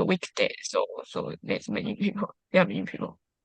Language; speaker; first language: English; non-native, learner; Chinese